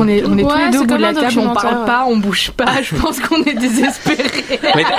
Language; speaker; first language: French; native; French